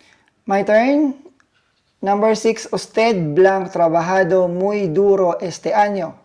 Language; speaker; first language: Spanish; non-native, learner; Filipino